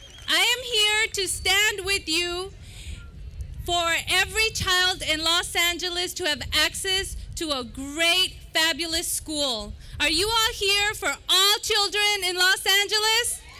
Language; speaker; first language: English; early bilingual, other home language; Spanish